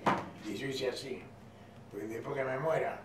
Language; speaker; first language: Spanish; native; Spanish